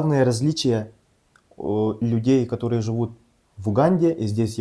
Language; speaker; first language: Russian; non-native, local second language; Yakut